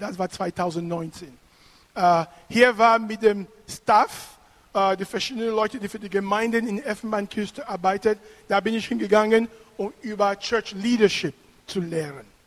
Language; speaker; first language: German; non-native, fluent; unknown